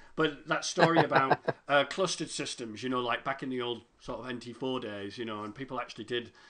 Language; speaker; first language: English; native; English